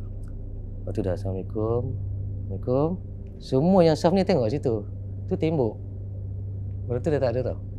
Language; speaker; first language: Malay; native; Malay